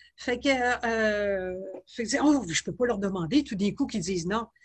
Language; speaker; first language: French; native; French